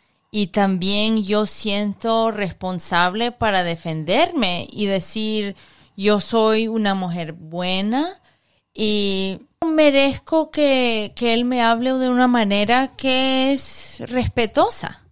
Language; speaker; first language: Spanish; early bilingual, heritage; Spanish